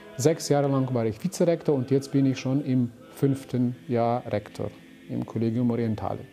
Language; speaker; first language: German; non-native, fluent; Ukrainian